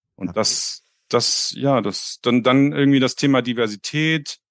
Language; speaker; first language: German; native; German